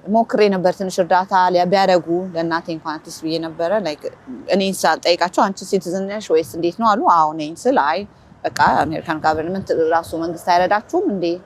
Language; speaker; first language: Amharic; native; Amharic